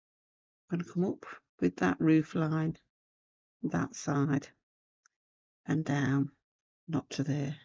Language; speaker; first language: English; native; English